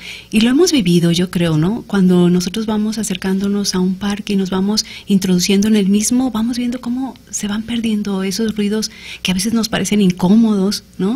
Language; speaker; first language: Spanish; native; Spanish